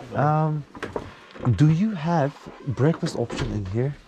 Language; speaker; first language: English; non-native, learner; Turkish